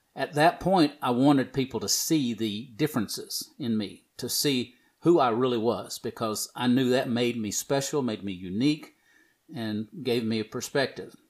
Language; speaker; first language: English; native; English